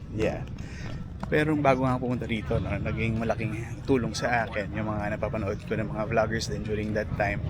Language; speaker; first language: Filipino; native; Filipino